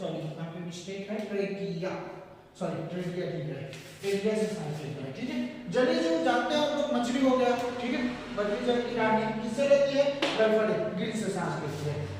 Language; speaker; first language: Hindi; non-native, local second language; Chhattisgarhi